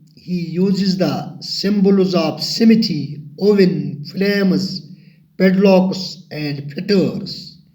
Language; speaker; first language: English; non-native, local second language; Urdu